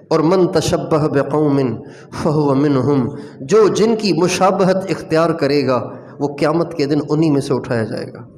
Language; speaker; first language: Urdu; non-native, local second language; Sindhi